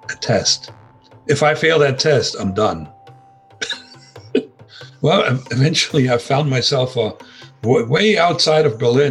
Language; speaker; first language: English; non-native, fluent; German